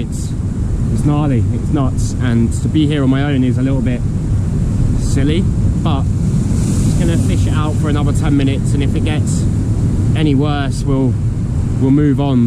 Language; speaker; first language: English; native; English